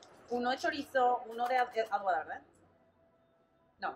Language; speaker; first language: Spanish; native; Spanish